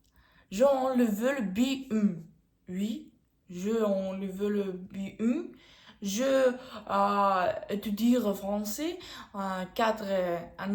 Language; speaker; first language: French; non-native, learner; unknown